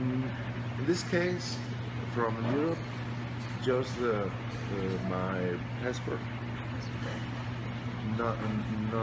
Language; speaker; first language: English; non-native, learner; Spanish